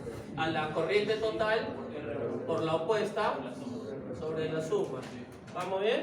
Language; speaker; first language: Spanish; native; Spanish